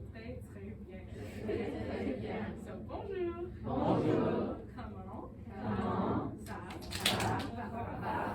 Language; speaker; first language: French; non-native, local second language; English